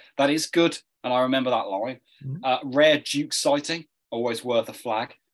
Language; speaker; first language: English; native; English